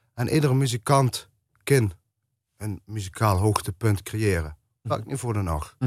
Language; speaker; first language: Dutch; native; Dutch